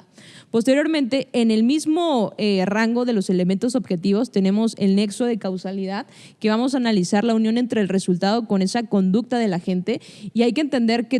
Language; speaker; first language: Spanish; native; Spanish